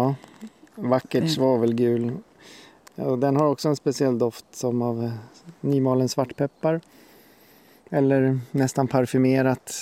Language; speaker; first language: Swedish; native; Swedish